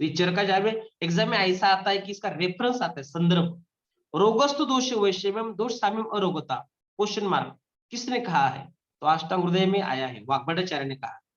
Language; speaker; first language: Hindi; non-native, local second language; Marathi